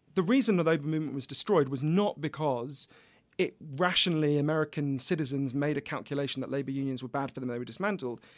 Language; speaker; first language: English; native; English